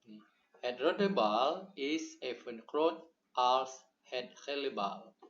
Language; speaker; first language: Dutch; non-native, learner; Indonesian